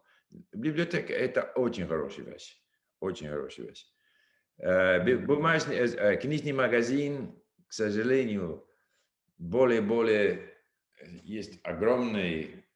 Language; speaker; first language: Russian; non-native, learner; English